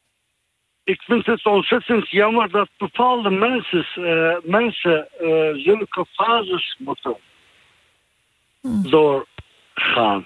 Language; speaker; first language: Dutch; non-native, fluent; Turkish